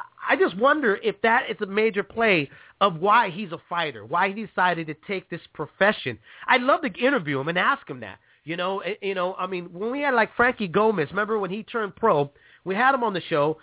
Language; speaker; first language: English; native; English